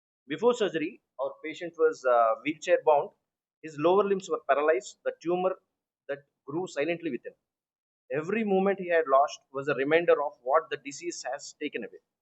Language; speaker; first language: English; non-native, local second language; Telugu